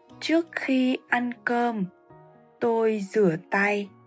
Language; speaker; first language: Vietnamese; non-native, fluent; Korean